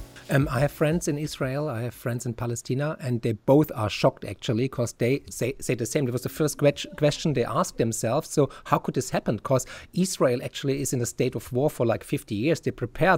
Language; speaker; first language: English; non-native, fluent; German